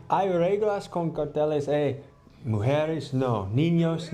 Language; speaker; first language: Spanish; non-native, learner; English